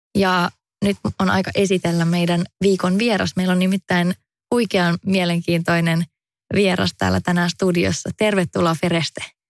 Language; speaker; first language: Finnish; native; Finnish